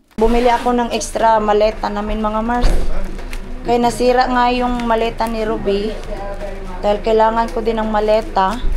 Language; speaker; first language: Filipino; non-native, local second language; Cebuano